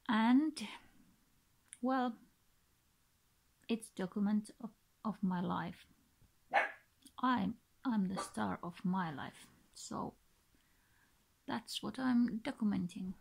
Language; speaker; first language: English; non-native, learner; Finnish